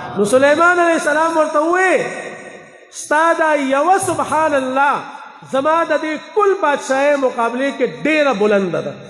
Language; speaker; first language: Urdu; non-native, local second language; Northern Hindko